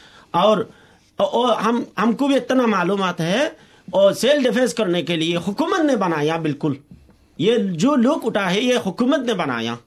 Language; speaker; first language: Hindi; non-native, fluent; Rohingya